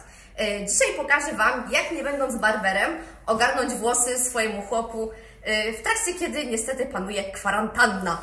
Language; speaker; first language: Polish; native; Polish